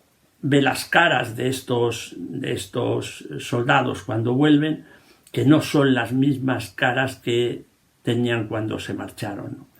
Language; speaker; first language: Spanish; native; Spanish